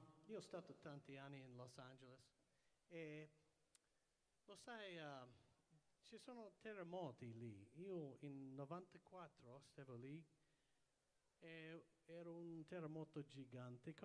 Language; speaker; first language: Italian; early bilingual, heritage; English